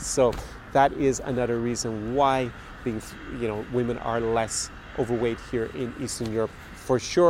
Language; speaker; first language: English; native; English